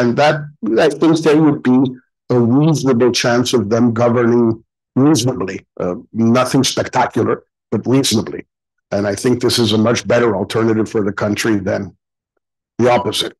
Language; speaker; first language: English; non-native, fluent; Spanish